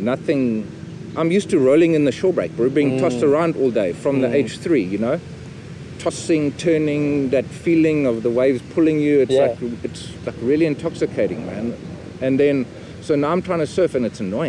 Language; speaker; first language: English; native; English